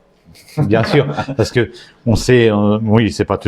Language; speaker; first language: French; native; French